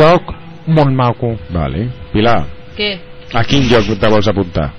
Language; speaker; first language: Catalan; native; Catalan